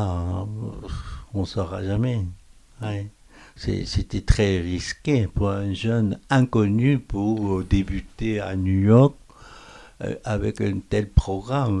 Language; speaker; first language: French; non-native, fluent; Korean